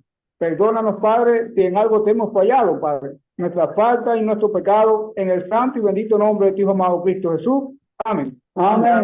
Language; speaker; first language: Spanish; native; Spanish